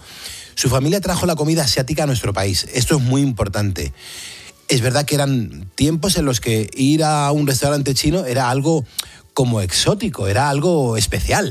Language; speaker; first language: Spanish; native; Spanish